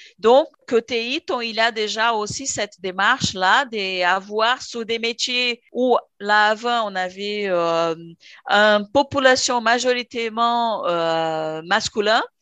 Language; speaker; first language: French; non-native, fluent; Portuguese